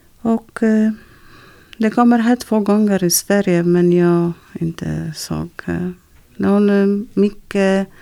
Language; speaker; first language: Swedish; non-native, learner; Arabic